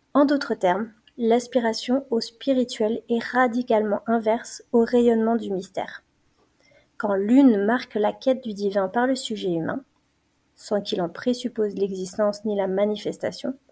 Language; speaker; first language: French; native; French